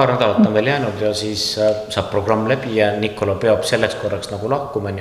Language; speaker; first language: Estonian; native; Estonian